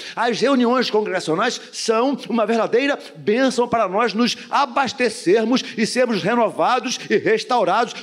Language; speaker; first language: Portuguese; native; Portuguese